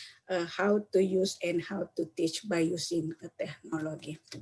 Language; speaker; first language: English; non-native, learner; Indonesian